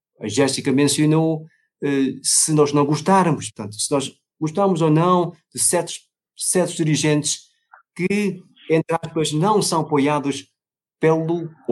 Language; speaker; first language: Portuguese; non-native, fluent; Chinese